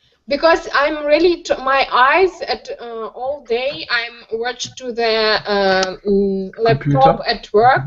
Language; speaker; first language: English; non-native, learner; Russian